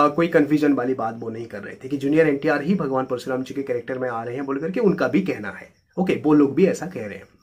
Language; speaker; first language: Hindi; native; Hindi